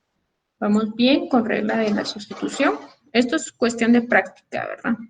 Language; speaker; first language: Spanish; native; Spanish